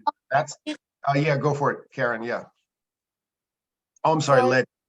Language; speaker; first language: English; native; English